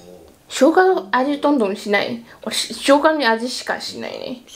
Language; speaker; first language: Japanese; non-native, fluent; Chinese